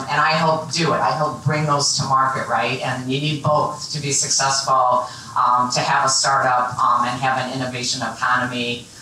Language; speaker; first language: English; native; English